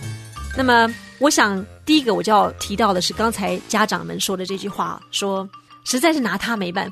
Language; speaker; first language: Chinese; native; Chinese